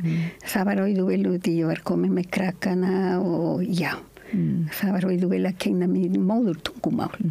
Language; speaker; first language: Icelandic; non-native, learner; Spanish